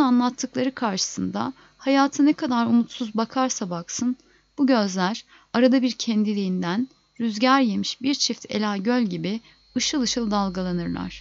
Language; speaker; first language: Turkish; native; Turkish